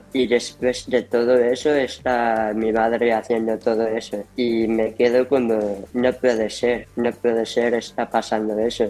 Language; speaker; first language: Spanish; early bilingual, heritage; Spanish